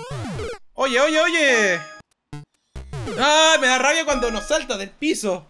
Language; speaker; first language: Spanish; native; Spanish